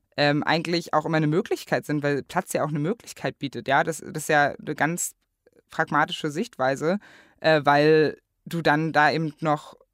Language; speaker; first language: German; native; German